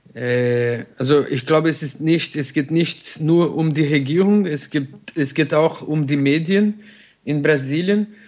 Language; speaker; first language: German; non-native, fluent; Portuguese